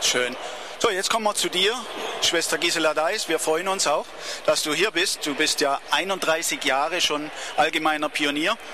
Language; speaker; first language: German; native; German